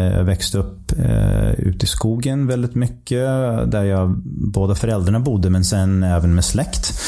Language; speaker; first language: Swedish; non-native, fluent; English